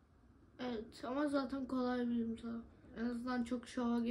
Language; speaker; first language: Turkish; early bilingual, other home language; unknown